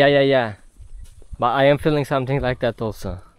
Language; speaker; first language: English; non-native, learner; Turkish